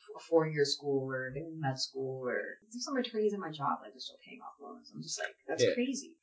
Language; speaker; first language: English; native; English